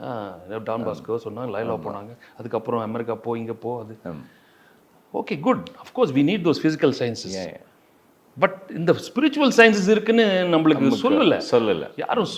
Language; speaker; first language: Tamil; non-native, local second language; Telugu